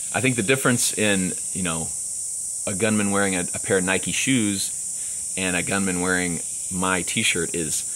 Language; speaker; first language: English; native; English